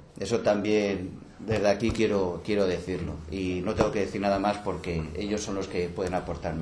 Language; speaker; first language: Spanish; native; Spanish